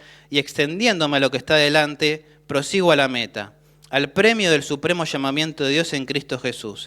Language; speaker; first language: Spanish; native; Spanish